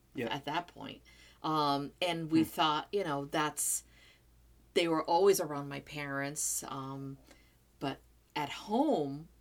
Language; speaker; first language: English; non-native, fluent; Portuguese